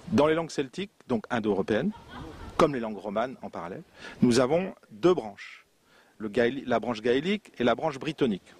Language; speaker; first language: French; non-native, local second language; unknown